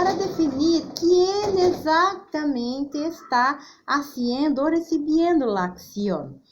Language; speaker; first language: Spanish; non-native, fluent; Portuguese